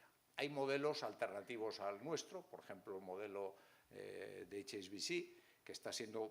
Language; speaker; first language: Spanish; native; Spanish